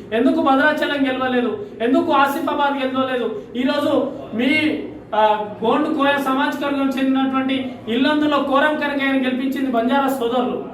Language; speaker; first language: Telugu; non-native, local second language; Lambadi